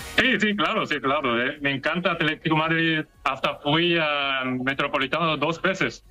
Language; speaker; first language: Spanish; non-native, learner; Korean